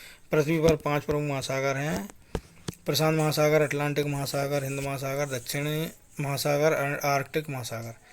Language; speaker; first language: Hindi; native; Hindi